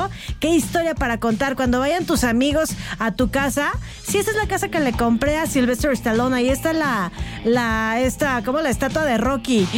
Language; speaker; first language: Spanish; native; Spanish